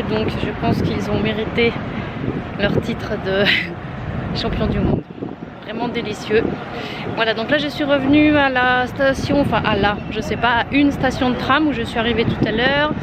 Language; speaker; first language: French; native; French